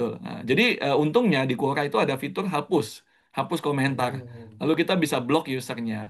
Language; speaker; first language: Indonesian; native; Indonesian